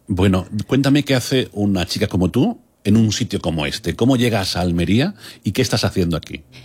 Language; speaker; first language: Spanish; native; Spanish